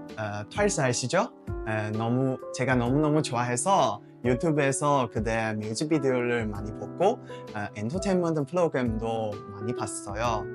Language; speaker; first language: Korean; non-native, fluent; Chinese